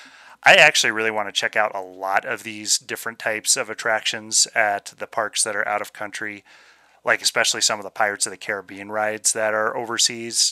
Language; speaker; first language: English; native; English